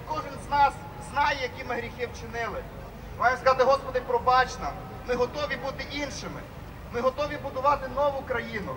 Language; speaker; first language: Ukrainian; native; Ukrainian